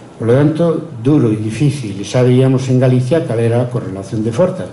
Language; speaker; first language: Spanish; non-native, local second language; Galician